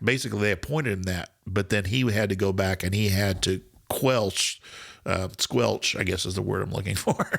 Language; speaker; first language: English; native; English